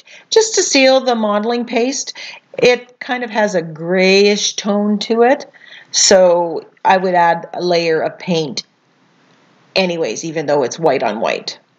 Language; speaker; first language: English; native; English